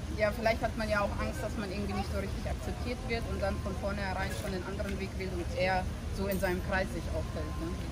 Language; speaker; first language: German; early bilingual, other home language; Arabic